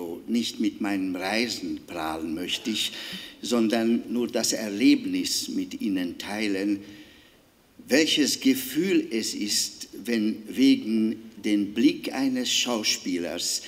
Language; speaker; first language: German; non-native, fluent; Hungarian